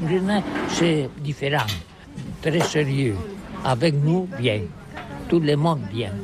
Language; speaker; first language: French; non-native, learner; Catalan